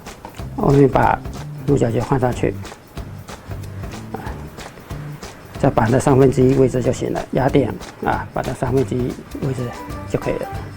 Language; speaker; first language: Chinese; native; Chinese